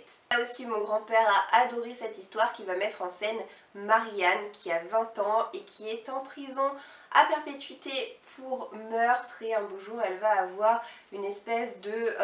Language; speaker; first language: French; native; French